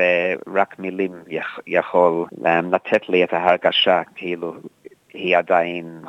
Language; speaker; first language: Hebrew; non-native, fluent; English